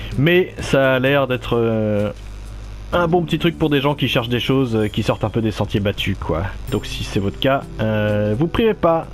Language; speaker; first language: French; native; French